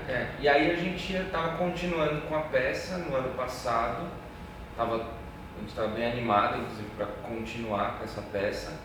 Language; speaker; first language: Portuguese; native; Portuguese